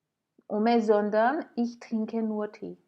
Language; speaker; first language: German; non-native, fluent; French